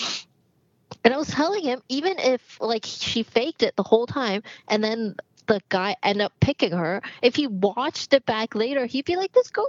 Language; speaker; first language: English; non-native, local second language; Cantonese